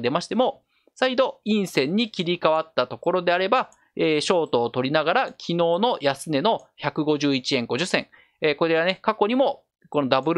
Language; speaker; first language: Japanese; native; Japanese